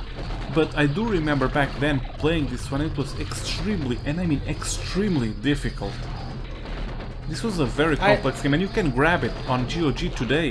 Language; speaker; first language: English; non-native, fluent; Portuguese